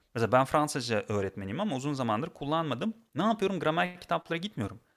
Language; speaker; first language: Turkish; non-native, fluent; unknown